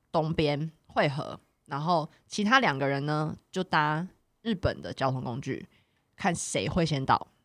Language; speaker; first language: Chinese; native; Chinese